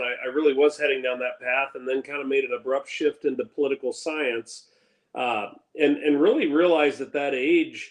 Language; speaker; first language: English; native; English